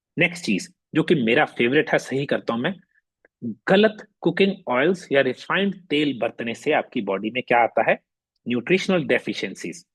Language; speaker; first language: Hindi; non-native, local second language; Punjabi